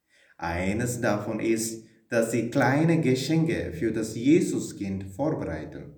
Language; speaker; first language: German; non-native, fluent; Malayalam